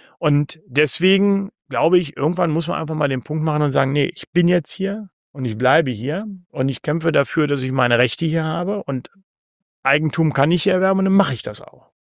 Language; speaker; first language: German; native; German